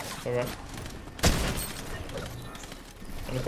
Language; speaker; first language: Portuguese; native; Portuguese